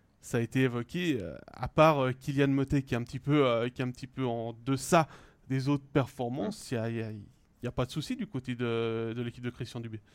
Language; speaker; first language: French; native; French